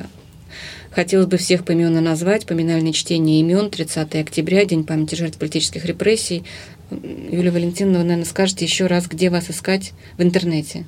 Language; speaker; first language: Russian; native; Russian